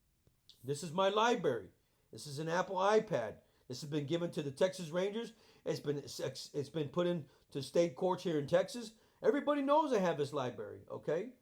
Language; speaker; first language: English; native; English